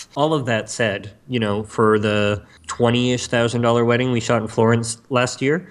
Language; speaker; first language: English; native; English